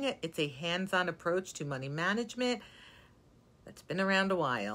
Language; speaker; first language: English; native; English